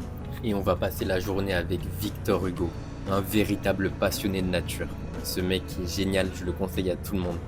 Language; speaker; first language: French; native; French